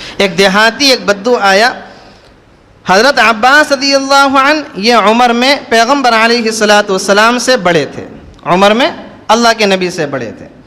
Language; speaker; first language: Urdu; native; Urdu